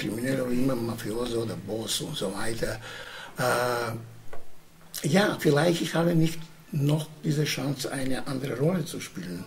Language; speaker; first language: German; non-native, learner; Romany